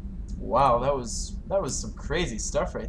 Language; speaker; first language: English; native; English